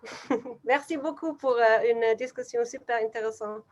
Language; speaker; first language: French; non-native, learner; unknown